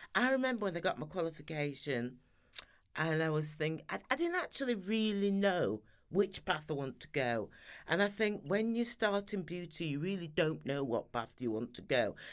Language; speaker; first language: English; native; English